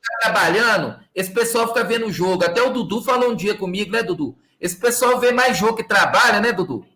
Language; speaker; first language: Portuguese; native; Portuguese